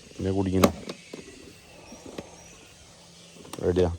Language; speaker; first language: Malayalam; native; Malayalam